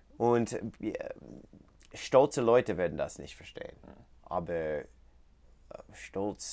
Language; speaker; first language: German; non-native, learner; English